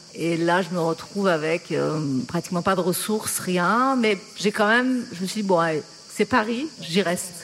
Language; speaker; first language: French; non-native, fluent; Persian